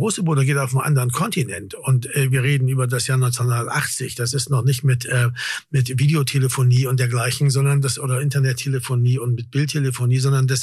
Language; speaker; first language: German; native; German